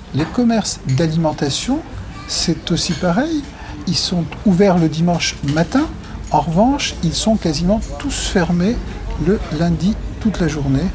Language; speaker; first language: French; native; French